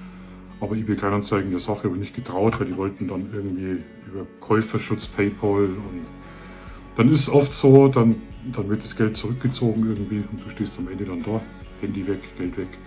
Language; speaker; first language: German; native; German